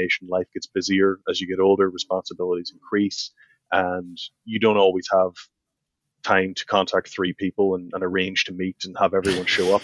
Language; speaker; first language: English; native; English